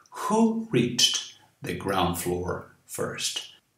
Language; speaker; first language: English; non-native, fluent; Portuguese